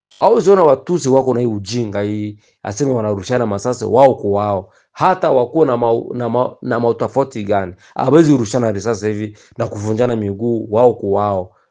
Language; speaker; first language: Swahili; native; Swahili